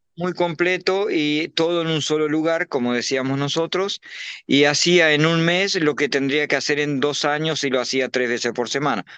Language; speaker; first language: Spanish; native; Spanish